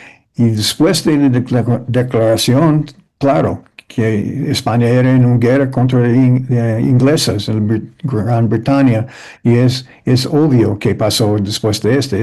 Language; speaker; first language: Spanish; early bilingual, heritage; English